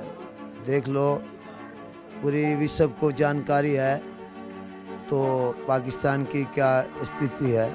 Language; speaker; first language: Urdu; non-native, local second language; Sindhi